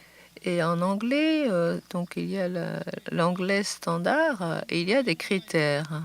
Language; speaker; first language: French; non-native, fluent; Japanese